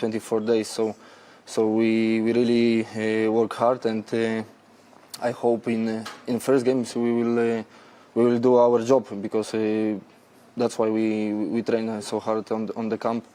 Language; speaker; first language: English; non-native, fluent; Polish